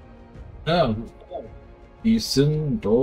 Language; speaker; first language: German; native; German